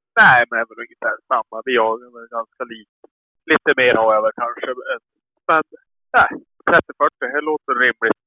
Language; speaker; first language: Swedish; native; Swedish